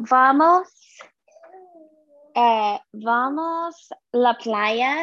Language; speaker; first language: Spanish; non-native, learner; English